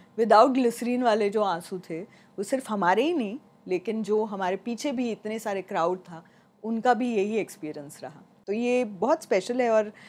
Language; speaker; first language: Hindi; non-native, local second language; Marathi